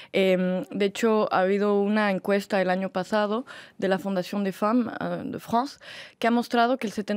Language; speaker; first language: Spanish; native; Spanish